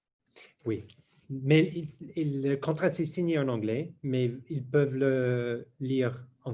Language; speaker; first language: French; non-native, learner; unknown